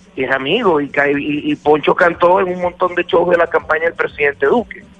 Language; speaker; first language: Spanish; native; Spanish